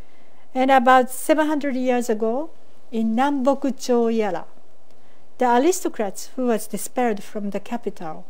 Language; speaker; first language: English; non-native, fluent; Japanese